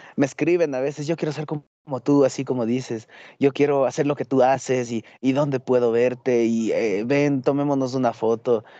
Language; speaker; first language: Spanish; native; Spanish